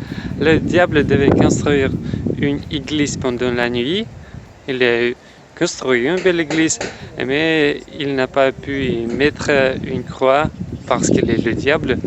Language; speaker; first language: French; non-native, fluent; Russian